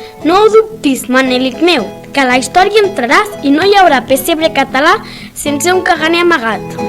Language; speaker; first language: Catalan; native; Catalan